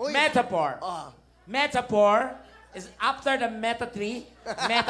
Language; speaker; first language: English; non-native, learner; Filipino